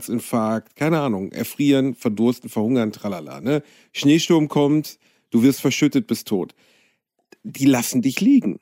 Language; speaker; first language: German; native; German